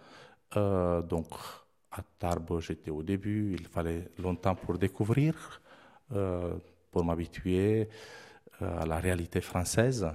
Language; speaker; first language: French; non-native, fluent; Romanian